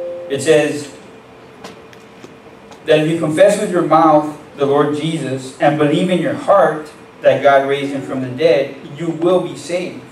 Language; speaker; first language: English; native; English